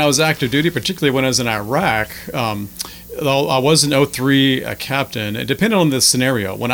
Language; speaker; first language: English; native; English